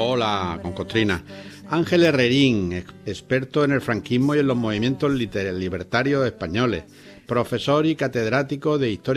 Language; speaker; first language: Spanish; native; Spanish